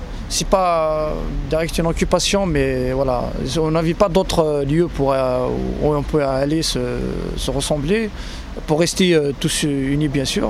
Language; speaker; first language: French; non-native, local second language; Arabic